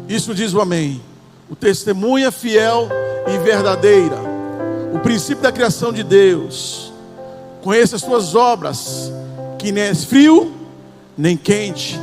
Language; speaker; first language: Portuguese; native; Portuguese